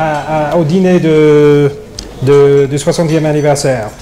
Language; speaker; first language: French; non-native, fluent; English